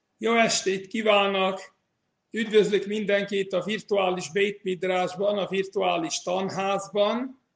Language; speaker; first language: Hungarian; early bilingual, heritage; Hungarian